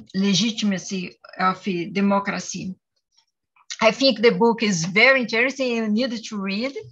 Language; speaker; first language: English; non-native, learner; Portuguese